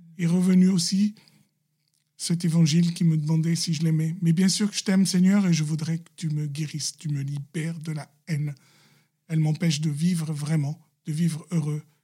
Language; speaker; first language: French; non-native, local second language; Arabic